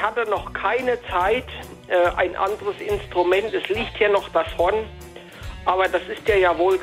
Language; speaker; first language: German; native; German